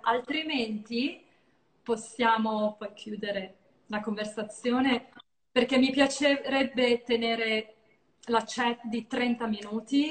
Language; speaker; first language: Italian; non-native, fluent; English